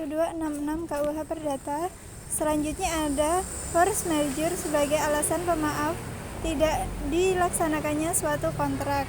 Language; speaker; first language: Indonesian; native; Indonesian